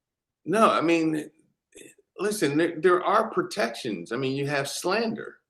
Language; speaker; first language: English; native; English